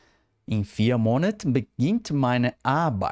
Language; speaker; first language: German; non-native, fluent; Portuguese